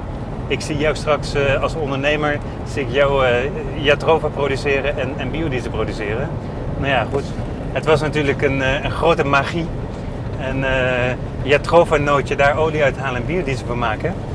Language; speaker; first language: Dutch; native; Dutch